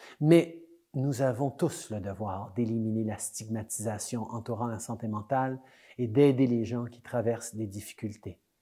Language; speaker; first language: French; native; French